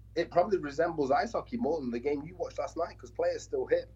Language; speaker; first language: English; native; English